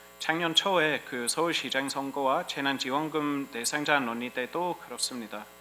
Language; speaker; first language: Korean; non-native, fluent; English